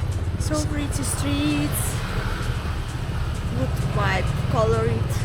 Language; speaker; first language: English; non-native, learner; Russian